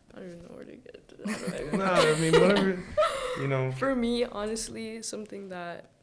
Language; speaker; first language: English; early bilingual, other home language; Arabic